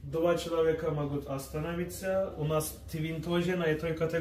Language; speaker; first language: Russian; non-native, learner; Turkish